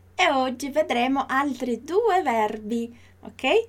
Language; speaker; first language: Italian; non-native, fluent; Portuguese